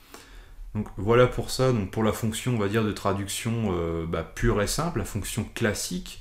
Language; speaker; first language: French; native; French